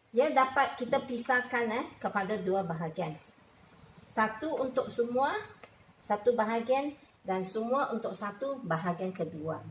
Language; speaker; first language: Malay; non-native, local second language; Chinese